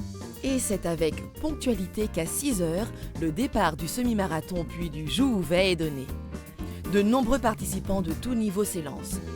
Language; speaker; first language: French; native; French